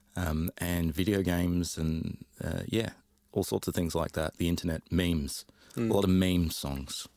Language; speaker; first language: English; native; English